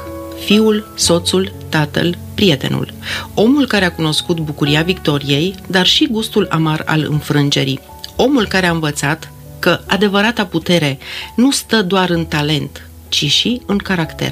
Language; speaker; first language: Romanian; native; Romanian